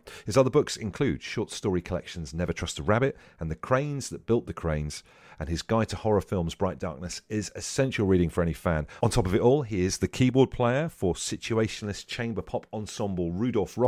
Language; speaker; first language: English; native; English